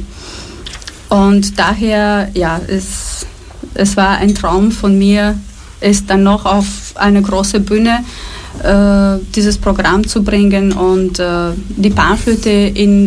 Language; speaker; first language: German; non-native, fluent; Romanian